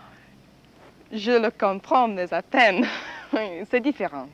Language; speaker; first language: French; non-native, fluent; English